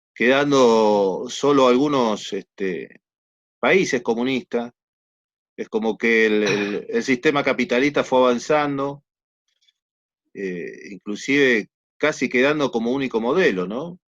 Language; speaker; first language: Spanish; native; Spanish